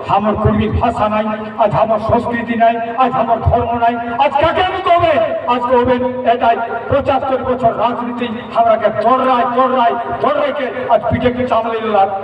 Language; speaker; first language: Bangla; non-native, local second language; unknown